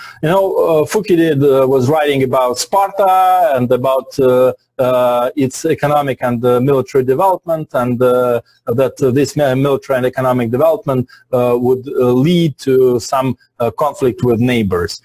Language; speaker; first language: English; non-native, fluent; Russian